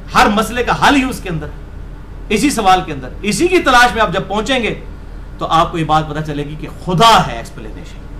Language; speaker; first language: Urdu; non-native, local second language; Punjabi